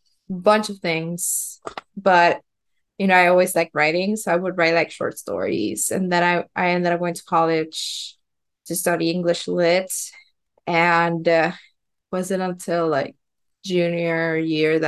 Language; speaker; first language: English; non-native, fluent; Spanish